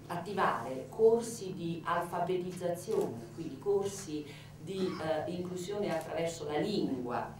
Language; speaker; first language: Italian; native; Italian